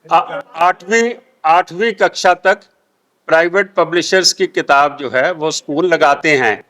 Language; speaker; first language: Hindi; non-native, local second language; Punjabi